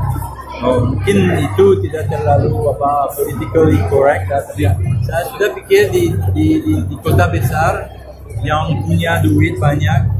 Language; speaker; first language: Indonesian; non-native, fluent; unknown